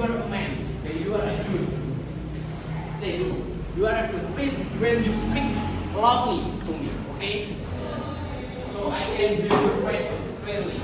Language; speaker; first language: English; non-native, learner; Indonesian